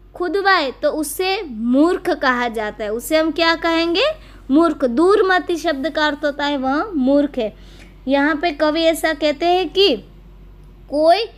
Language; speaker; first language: Hindi; non-native, local second language; Gujarati